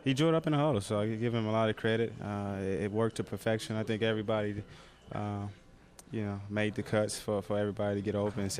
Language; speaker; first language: English; native; English